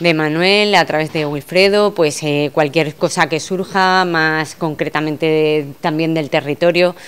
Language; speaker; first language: Spanish; native; Spanish